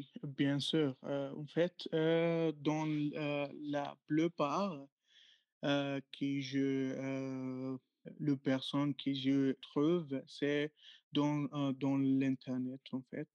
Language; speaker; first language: French; non-native, learner; Arabic